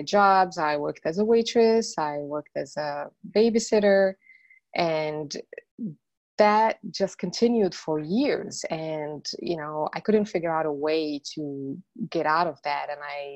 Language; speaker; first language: English; non-native, fluent; Arabic